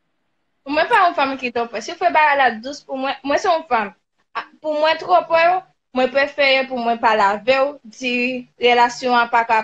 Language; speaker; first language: French; non-native, learner; Haitian Creole